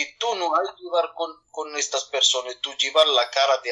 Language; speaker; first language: Spanish; non-native, learner; Arabic